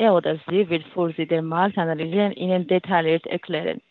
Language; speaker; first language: German; non-native, learner; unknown